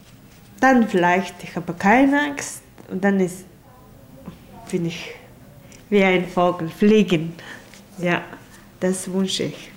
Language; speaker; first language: German; non-native, learner; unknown